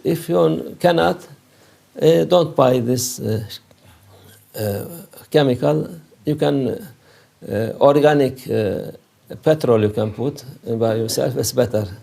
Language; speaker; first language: English; non-native, learner; Turkish